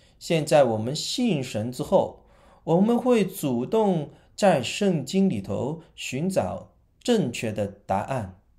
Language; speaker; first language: Chinese; non-native, local second language; Cantonese